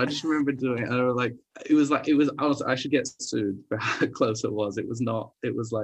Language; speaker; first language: English; native; English